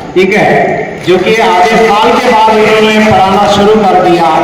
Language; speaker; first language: Hindi; non-native, local second language; Marathi